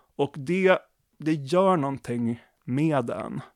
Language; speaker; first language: Swedish; native; Swedish